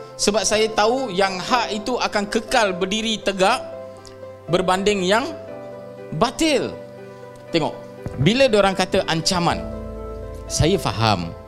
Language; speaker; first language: Malay; non-native, local second language; Tamil